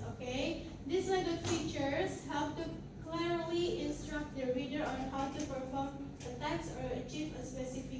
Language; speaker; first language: English; non-native, fluent; Indonesian